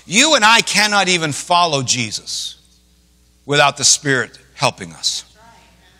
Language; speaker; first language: English; native; English